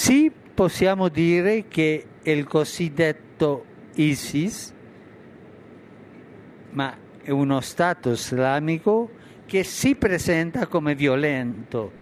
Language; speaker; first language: Italian; non-native, fluent; Spanish